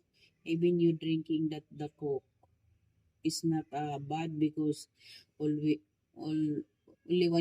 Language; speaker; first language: English; non-native, learner; Filipino